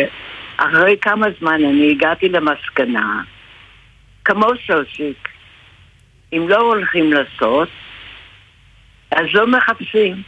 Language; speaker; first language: Hebrew; non-native, fluent; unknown